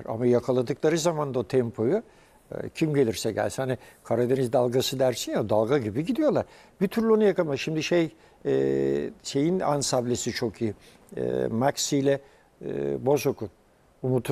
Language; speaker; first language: Turkish; native; Turkish